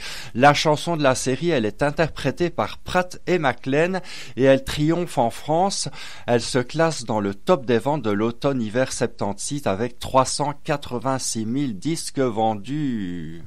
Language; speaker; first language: French; native; French